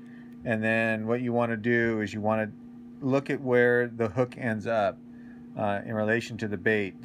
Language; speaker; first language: English; native; English